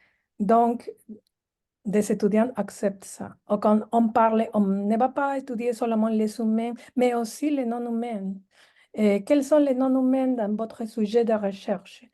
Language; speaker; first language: French; non-native, fluent; Spanish